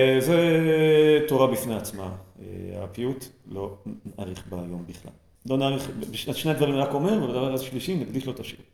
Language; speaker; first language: Hebrew; native; Hebrew